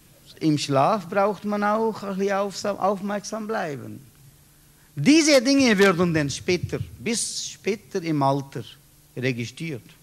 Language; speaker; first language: German; non-native, learner; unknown